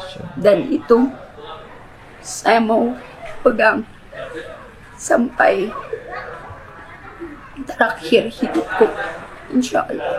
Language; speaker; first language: Indonesian; non-native, fluent; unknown